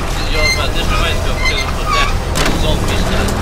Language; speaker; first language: English; native; English